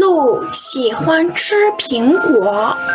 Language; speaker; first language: Chinese; non-native, fluent; Mongolian